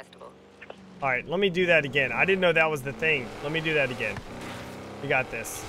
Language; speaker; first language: English; native; English